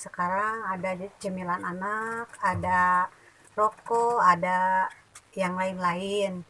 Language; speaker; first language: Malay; non-native, local second language; Sundanese